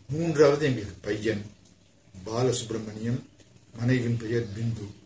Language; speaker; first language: Tamil; early bilingual, heritage; Tamil